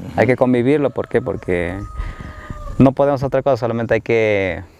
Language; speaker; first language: Spanish; native; Spanish